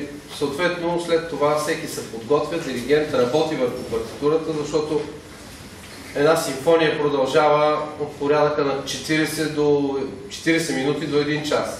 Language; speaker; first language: Bulgarian; native; Bulgarian